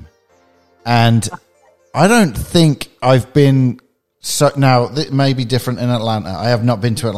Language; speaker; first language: English; native; English